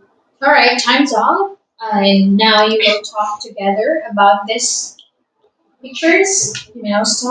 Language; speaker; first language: English; non-native, fluent; Vietnamese